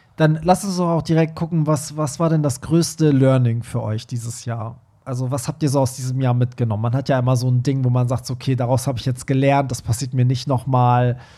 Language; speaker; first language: German; early bilingual, other home language; Persian